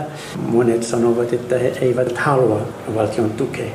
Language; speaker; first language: Finnish; non-native, fluent; Arabic